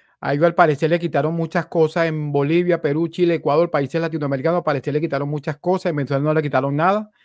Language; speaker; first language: Spanish; native; Spanish